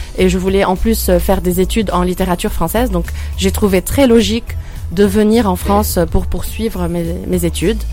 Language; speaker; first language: French; non-native, local second language; Arabic